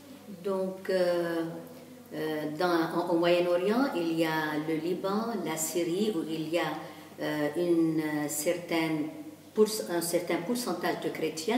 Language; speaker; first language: French; non-native, local second language; Arabic